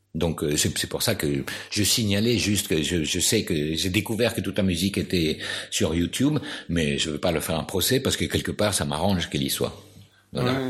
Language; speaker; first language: French; non-native, fluent; Spanish